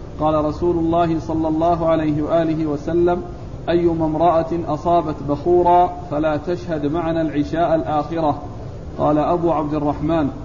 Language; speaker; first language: Arabic; native; Arabic